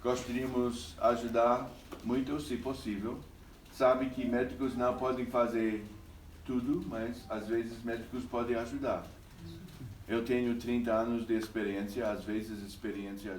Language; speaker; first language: Portuguese; non-native, fluent; English